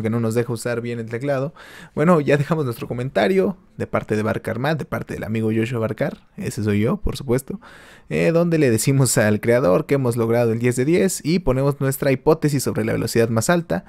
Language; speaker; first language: Spanish; native; Spanish